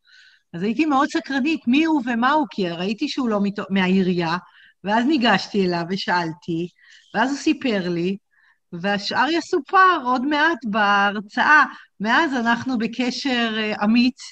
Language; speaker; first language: Hebrew; native; Hebrew